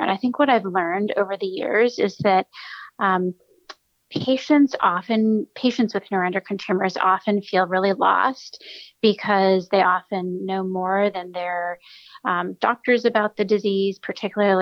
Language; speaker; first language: English; native; English